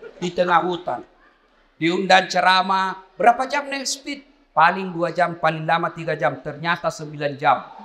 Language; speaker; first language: Indonesian; non-native, local second language; Buginese